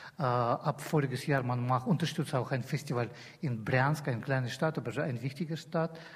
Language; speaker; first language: German; non-native, learner; Russian